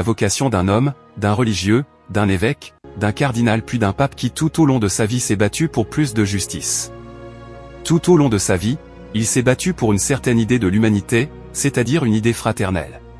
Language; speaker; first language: French; native; French